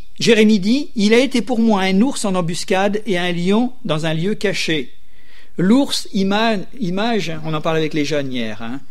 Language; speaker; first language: French; native; French